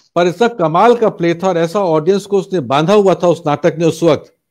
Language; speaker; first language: Hindi; native; Hindi